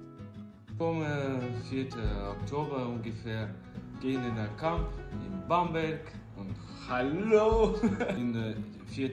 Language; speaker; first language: German; non-native, learner; Russian